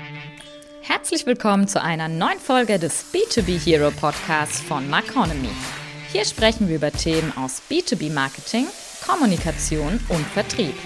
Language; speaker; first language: German; native; German